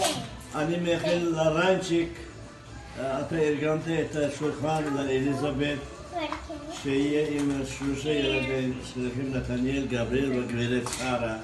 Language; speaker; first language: Hebrew; non-native, fluent; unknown